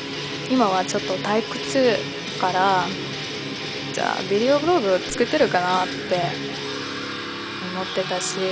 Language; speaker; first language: Japanese; non-native, learner; English